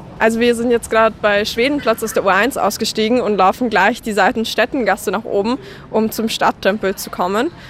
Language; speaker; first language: German; native; German